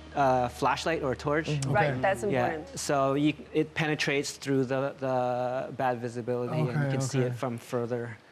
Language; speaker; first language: English; native; English